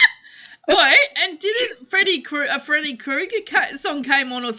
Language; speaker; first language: English; native; English